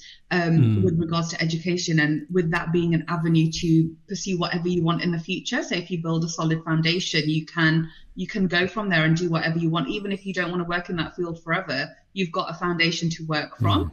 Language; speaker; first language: English; non-native, local second language; Punjabi